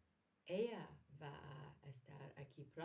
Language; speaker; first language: Spanish; non-native, learner; English